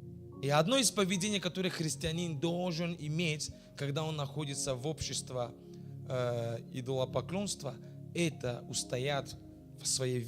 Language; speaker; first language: Russian; non-native, fluent; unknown